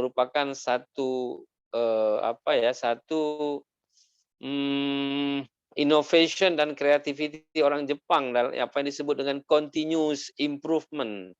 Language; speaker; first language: Indonesian; native; Indonesian